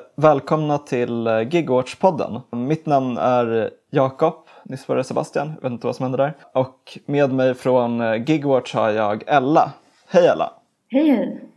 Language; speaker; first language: Swedish; native; Swedish